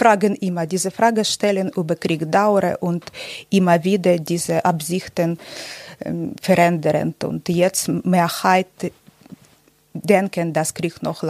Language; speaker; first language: German; non-native, learner; Ukrainian